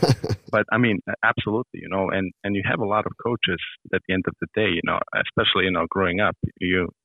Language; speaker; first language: English; non-native, fluent; Serbian